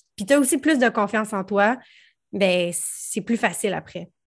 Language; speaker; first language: French; native; French